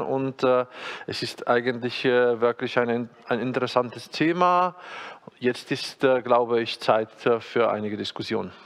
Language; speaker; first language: German; non-native, fluent; Czech